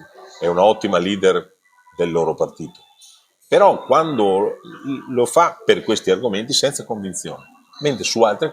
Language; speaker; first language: Italian; native; Italian